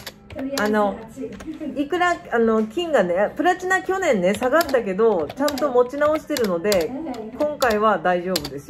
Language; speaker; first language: Japanese; native; Japanese